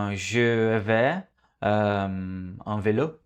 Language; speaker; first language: French; non-native, learner; Portuguese